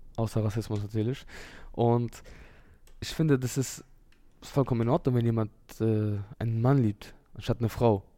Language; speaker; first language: German; early bilingual, other home language; Urdu